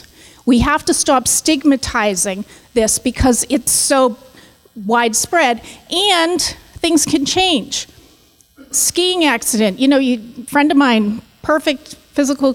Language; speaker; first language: English; native; English